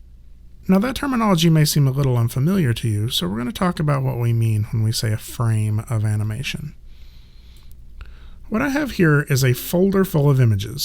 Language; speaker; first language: English; native; English